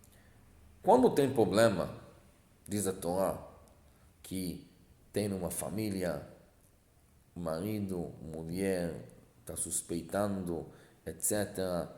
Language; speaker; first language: Portuguese; non-native, fluent; Hebrew